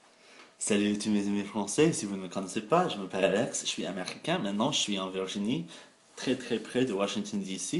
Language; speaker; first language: French; non-native, fluent; English